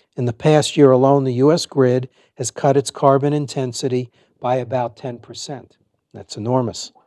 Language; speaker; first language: English; native; English